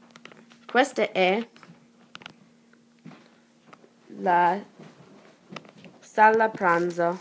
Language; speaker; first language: Italian; non-native, learner; English